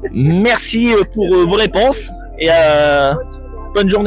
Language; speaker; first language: French; native; French